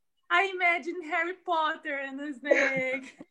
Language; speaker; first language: English; non-native, learner; Portuguese